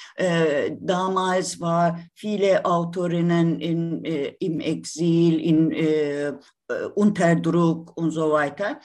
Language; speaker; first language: German; non-native, learner; Turkish